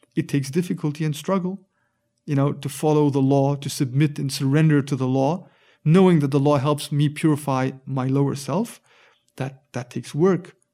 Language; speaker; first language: English; native; English